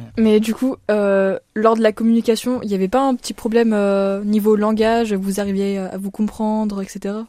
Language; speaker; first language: French; native; French